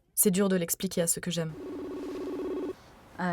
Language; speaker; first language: French; native; French